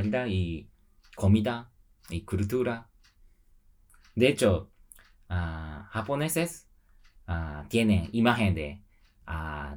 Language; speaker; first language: Spanish; non-native, learner; Japanese